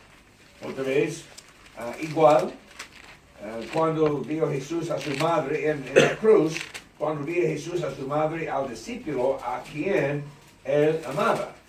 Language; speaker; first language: Spanish; non-native, learner; English